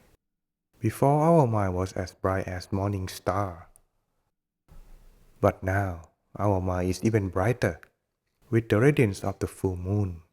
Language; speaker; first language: English; non-native, fluent; Thai